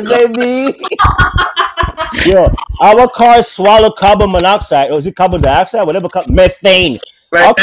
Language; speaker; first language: English; non-native, local second language; Swahili